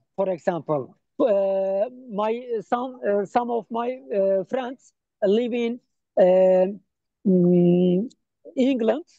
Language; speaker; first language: English; non-native, learner; Turkish